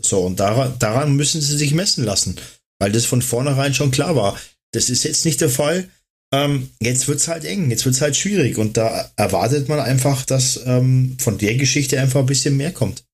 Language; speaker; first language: German; native; German